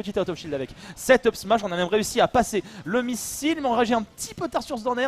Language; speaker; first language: French; native; French